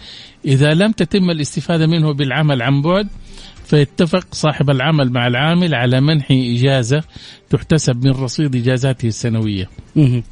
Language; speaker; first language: Arabic; native; Arabic